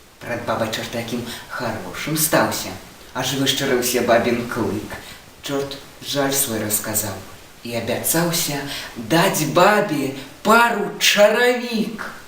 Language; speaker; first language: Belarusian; non-native, local second language; Russian